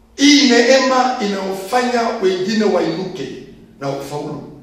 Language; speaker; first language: English; non-native, local second language; Swahili